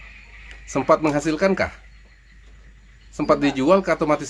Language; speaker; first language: Indonesian; native; Indonesian